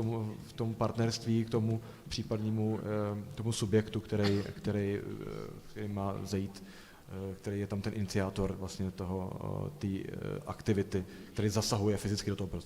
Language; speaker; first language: Czech; native; Czech